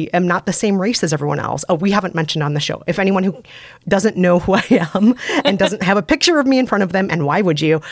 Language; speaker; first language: English; native; English